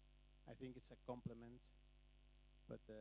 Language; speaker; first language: English; non-native, learner; Spanish